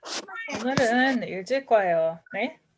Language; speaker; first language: Korean; non-native, learner; English